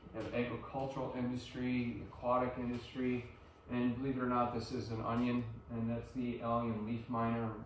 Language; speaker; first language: English; native; English